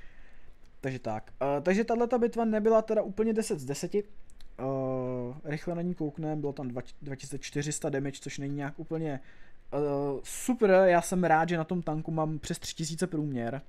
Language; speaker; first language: Czech; native; Czech